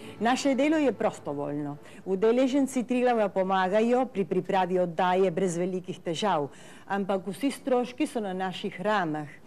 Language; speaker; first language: Slovenian; early bilingual, heritage; Slovenian